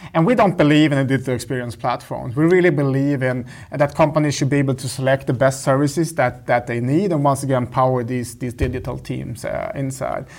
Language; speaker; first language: English; non-native, fluent; Swedish